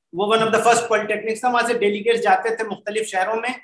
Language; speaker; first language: Hindi; native; Hindi